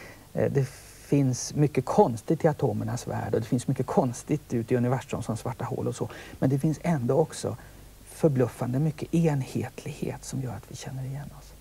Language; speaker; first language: Swedish; native; Swedish